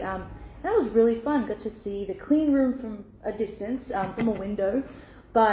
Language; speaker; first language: English; native; English